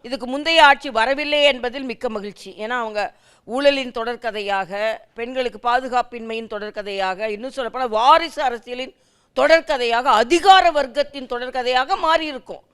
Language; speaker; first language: Tamil; native; Tamil